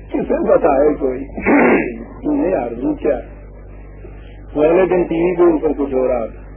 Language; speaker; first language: Urdu; non-native, local second language; Punjabi